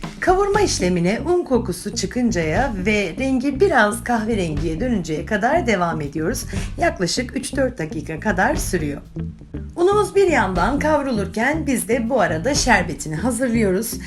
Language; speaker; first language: Turkish; native; Turkish